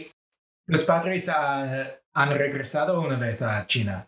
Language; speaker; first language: Spanish; non-native, fluent; English